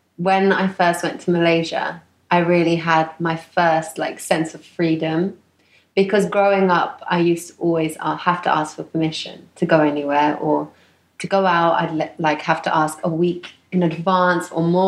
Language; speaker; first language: English; native; English